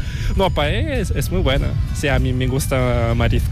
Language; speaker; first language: Spanish; non-native, fluent; Korean